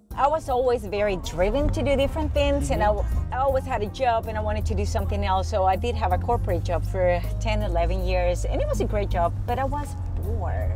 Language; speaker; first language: English; non-native, fluent; Spanish